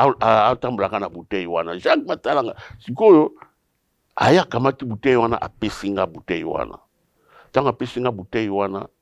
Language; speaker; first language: Lingala; non-native, local second language; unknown